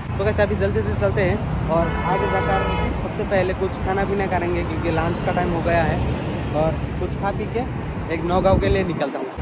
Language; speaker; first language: Hindi; non-native, local second language; Assamese